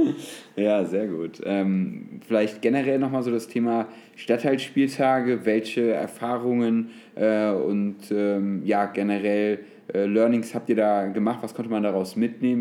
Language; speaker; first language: German; native; German